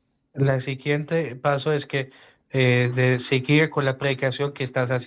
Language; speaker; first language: Spanish; non-native, fluent; Dutch